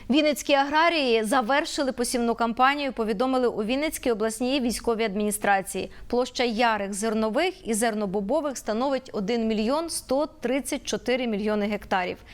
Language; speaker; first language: Ukrainian; native; Ukrainian